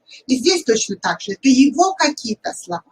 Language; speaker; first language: Russian; native; Russian